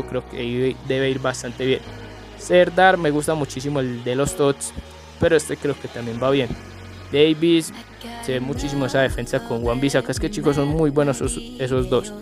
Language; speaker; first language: Spanish; native; Spanish